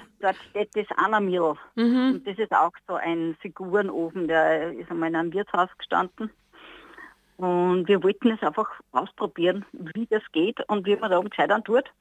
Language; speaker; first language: German; native; German